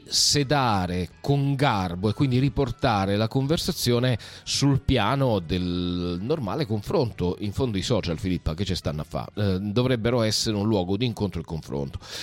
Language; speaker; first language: Italian; native; Italian